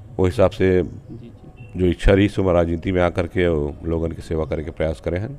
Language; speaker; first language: Hindi; native; Hindi